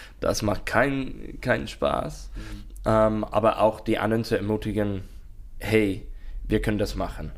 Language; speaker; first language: German; non-native, learner; English